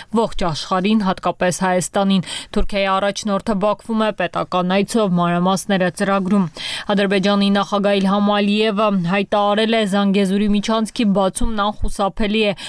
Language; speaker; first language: Armenian; native; Armenian